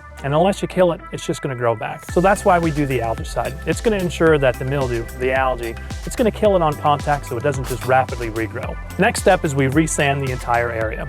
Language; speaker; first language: English; native; English